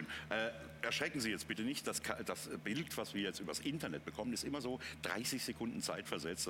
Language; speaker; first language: German; native; German